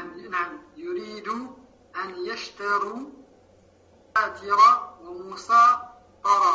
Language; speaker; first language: Arabic; non-native, learner; French